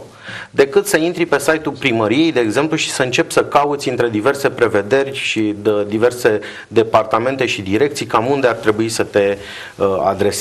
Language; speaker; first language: Romanian; native; Romanian